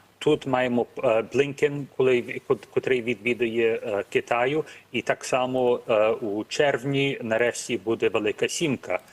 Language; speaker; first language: Ukrainian; early bilingual, heritage; Ukrainian